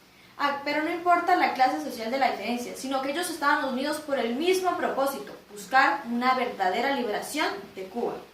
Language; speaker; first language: Spanish; native; Spanish